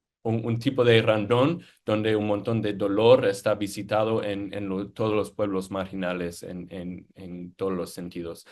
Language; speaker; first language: Spanish; non-native, fluent; English